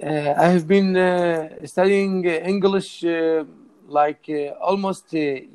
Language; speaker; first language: English; non-native, learner; Arabic